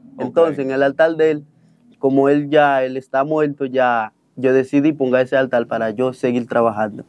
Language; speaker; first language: Spanish; non-native, fluent; Haitian Creole